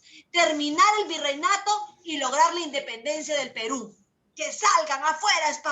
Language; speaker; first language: Spanish; native; Spanish